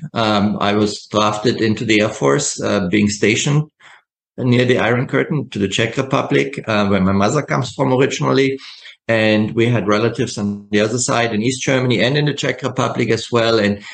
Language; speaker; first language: English; non-native, fluent; German